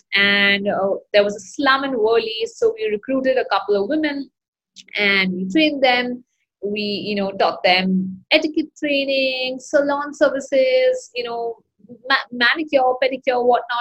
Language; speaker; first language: English; non-native, local second language; Hindi